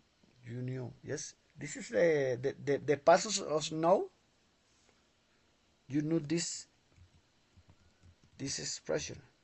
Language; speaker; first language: English; non-native, learner; Spanish